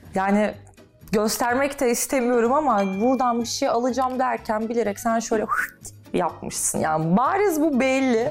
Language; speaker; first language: Turkish; non-native, fluent; Russian